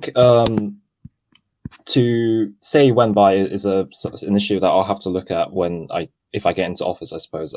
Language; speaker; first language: English; non-native, local second language; Cantonese